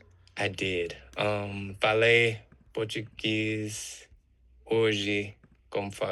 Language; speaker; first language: Portuguese; non-native, learner; English